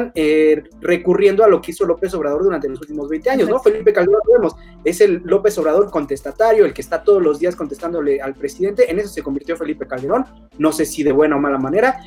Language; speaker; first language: Spanish; native; Spanish